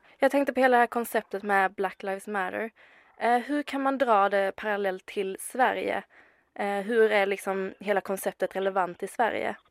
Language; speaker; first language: Swedish; native; Swedish